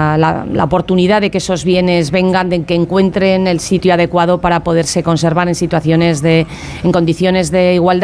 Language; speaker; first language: Spanish; native; Spanish